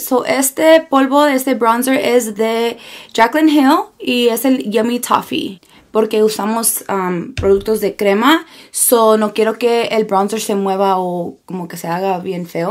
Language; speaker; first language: Spanish; early bilingual, heritage; Spanish